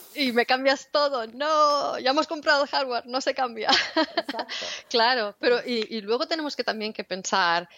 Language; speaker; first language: Spanish; native; Spanish